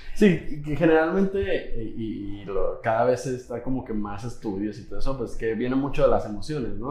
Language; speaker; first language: Spanish; native; Spanish